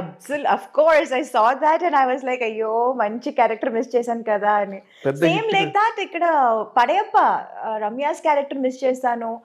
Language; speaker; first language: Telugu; non-native, local second language; Tamil